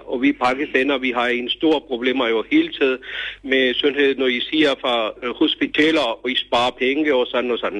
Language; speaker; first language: Danish; non-native, learner; Urdu